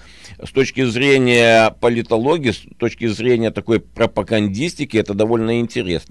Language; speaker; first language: Russian; native; Russian